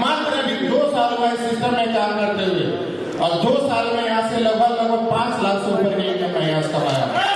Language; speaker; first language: Hindi; native; Hindi